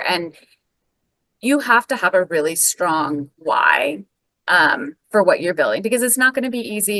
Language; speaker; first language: English; native; English